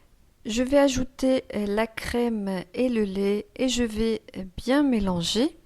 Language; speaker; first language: French; non-native, local second language; Arabic